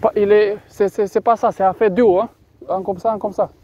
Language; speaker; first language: French; non-native, learner; Romanian